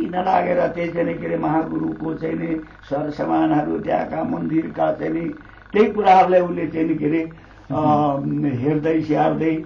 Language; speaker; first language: Nepali; non-native, local second language; Limbu